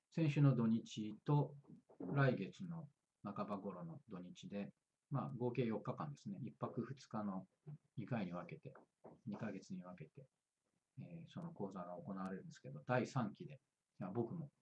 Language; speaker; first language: Japanese; native; Japanese